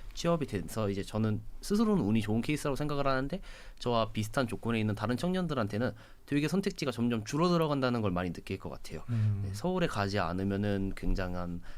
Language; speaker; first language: Korean; native; Korean